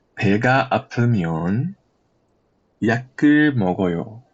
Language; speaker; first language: Korean; non-native, fluent; Portuguese